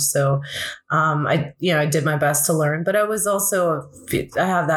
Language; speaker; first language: English; early bilingual, other home language; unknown